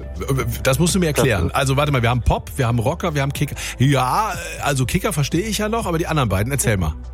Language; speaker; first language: German; native; German